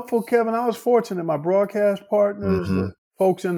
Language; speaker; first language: English; native; English